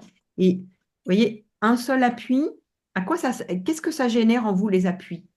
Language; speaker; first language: French; native; French